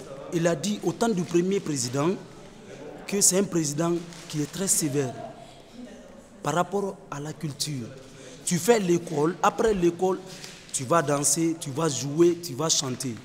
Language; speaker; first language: French; non-native, fluent; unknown